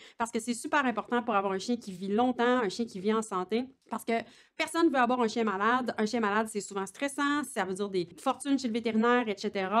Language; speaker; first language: French; native; French